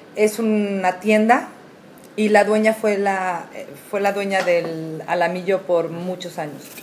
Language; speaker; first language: Spanish; native; Spanish